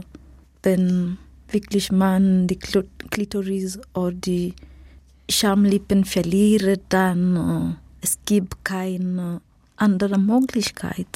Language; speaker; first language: German; non-native, learner; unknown